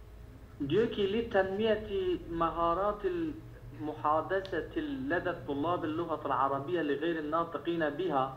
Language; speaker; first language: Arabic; non-native, learner; Turkish